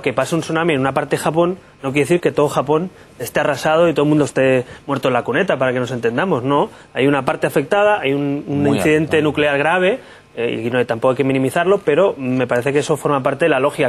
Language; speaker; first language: Spanish; native; Spanish